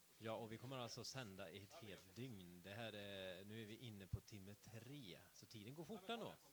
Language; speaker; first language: Swedish; native; Swedish